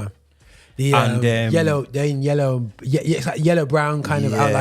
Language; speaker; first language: English; native; English